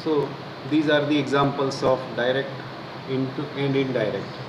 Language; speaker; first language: English; non-native, local second language; Gujarati